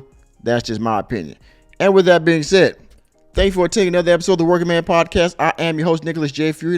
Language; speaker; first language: English; native; English